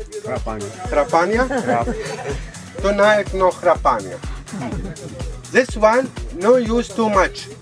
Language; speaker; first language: English; non-native, learner; Arabic